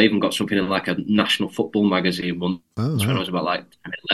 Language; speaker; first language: English; native; English